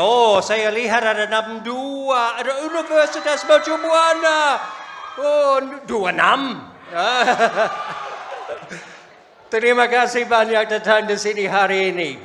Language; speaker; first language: Indonesian; non-native, fluent; English